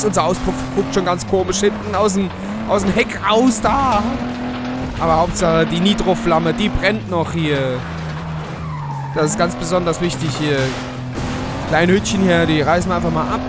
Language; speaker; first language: German; native; German